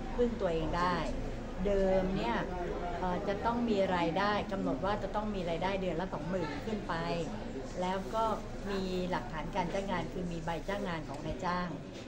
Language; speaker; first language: Thai; native; Thai